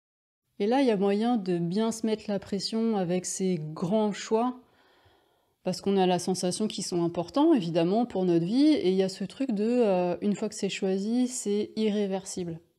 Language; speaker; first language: French; native; French